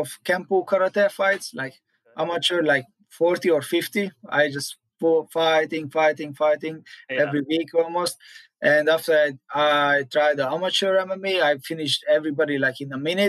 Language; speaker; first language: English; non-native, learner; Hungarian